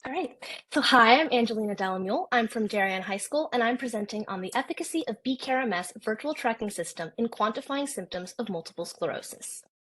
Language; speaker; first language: English; native; English